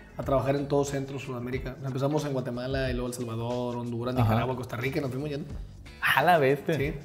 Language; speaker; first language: Spanish; native; Spanish